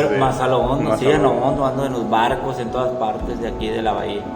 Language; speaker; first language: Spanish; native; Spanish